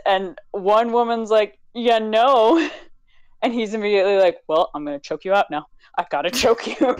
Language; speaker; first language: English; native; English